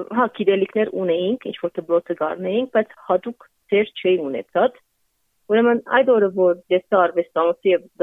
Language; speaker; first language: Armenian; early bilingual, heritage; Armenian